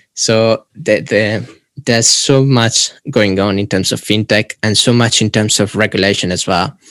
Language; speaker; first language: English; non-native, fluent; Italian